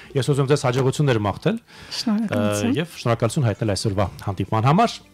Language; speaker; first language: Armenian; native; Armenian